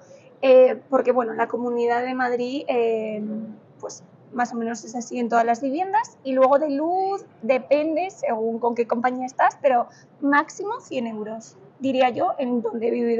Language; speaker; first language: Spanish; early bilingual, other home language; Romanian